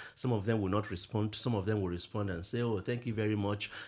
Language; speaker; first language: English; non-native, local second language; Yoruba